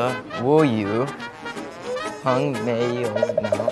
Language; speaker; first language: Chinese; non-native, learner; English